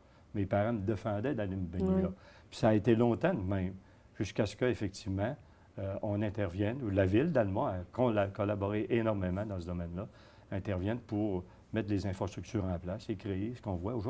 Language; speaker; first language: French; native; French